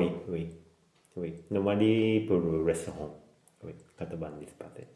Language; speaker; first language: French; non-native, learner; Japanese